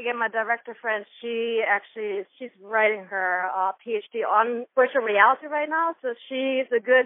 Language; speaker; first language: English; non-native, fluent; German